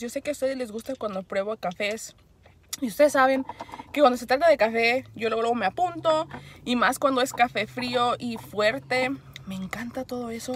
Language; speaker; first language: Spanish; early bilingual, heritage; Spanish